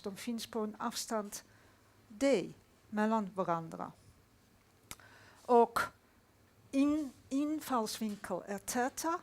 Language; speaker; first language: Swedish; non-native, fluent; Dutch